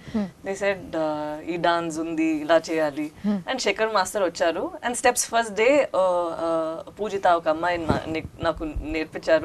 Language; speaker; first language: Telugu; non-native, learner; Tamil